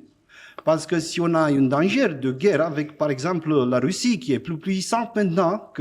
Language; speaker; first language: French; non-native, fluent; Romanian